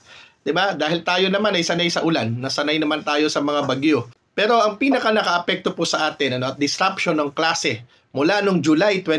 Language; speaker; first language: Filipino; native; Filipino